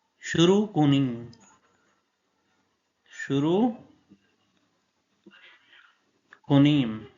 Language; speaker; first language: Persian; non-native, fluent; Urdu